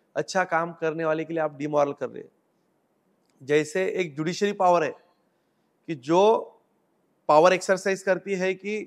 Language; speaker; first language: Hindi; non-native, local second language; Marathi